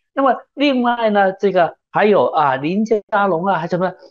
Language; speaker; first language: Chinese; native; Chinese